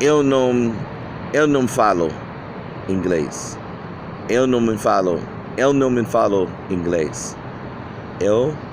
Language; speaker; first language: Portuguese; non-native, learner; English